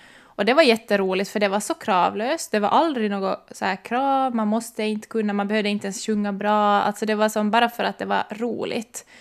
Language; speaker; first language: Swedish; native; Swedish